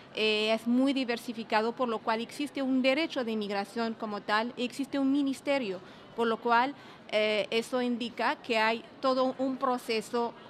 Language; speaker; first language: Spanish; non-native, fluent; Arabic